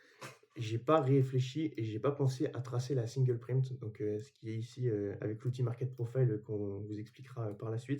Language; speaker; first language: French; native; French